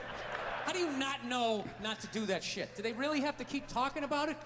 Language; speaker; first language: English; native; English